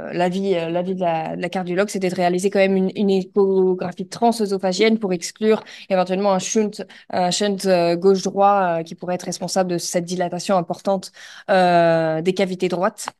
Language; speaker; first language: French; native; French